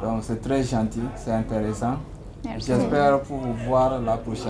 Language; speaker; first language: French; non-native, learner; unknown